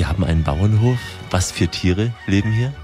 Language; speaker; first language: German; native; German